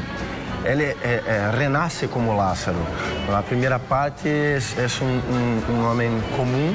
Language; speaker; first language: Spanish; non-native, fluent; Portuguese